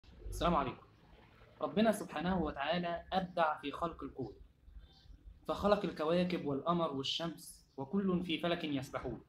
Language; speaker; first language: Arabic; native; Arabic